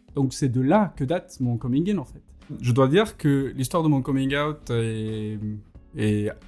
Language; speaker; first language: French; non-native, fluent; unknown